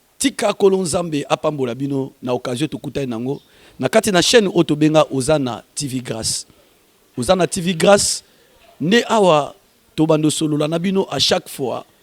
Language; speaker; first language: Lingala; native; Lingala